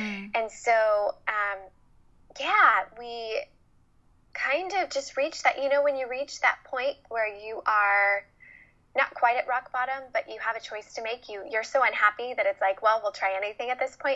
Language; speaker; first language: English; native; English